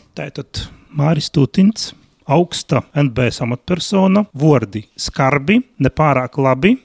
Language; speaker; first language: Latvian; native; Latvian